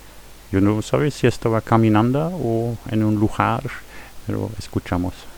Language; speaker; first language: Spanish; non-native, fluent; German